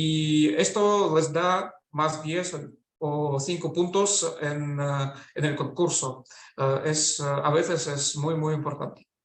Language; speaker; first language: Spanish; non-native, fluent; Russian